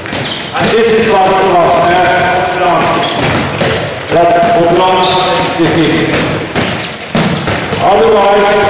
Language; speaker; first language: English; non-native, learner; Swedish